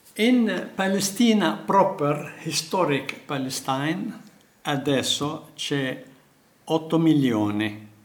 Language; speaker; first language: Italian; non-native, learner; Arabic